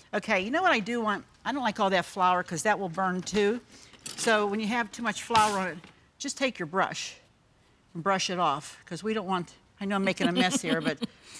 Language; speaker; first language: English; native; English